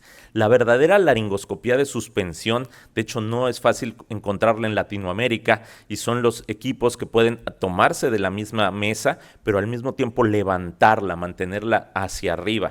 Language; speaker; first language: Spanish; native; Spanish